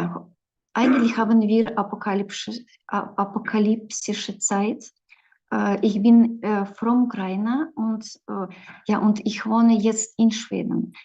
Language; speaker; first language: German; non-native, fluent; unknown